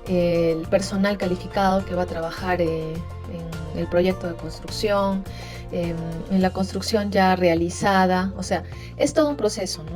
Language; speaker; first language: Spanish; native; Spanish